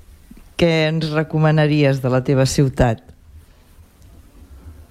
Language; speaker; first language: Portuguese; non-native, learner; Catalan